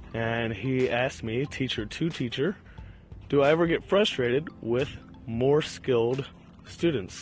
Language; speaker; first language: English; native; English